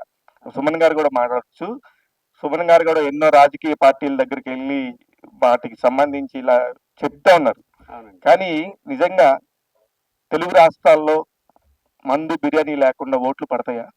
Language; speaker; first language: Telugu; native; Telugu